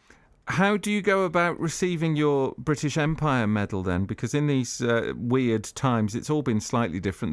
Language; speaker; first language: English; native; English